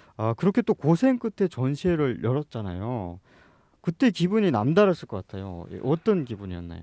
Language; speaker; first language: Korean; native; Korean